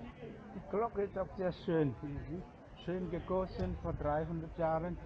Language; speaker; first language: German; non-native, fluent; Vietnamese